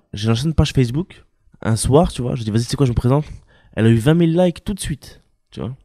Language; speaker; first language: French; early bilingual, other home language; Arabic